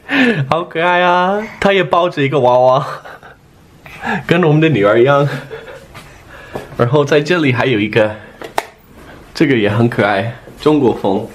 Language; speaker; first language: Chinese; non-native, fluent; English